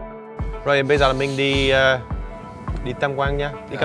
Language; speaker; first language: Vietnamese; non-native, fluent; English